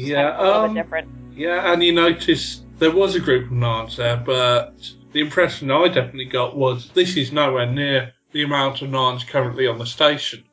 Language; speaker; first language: English; native; English